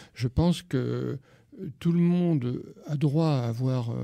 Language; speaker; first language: French; native; French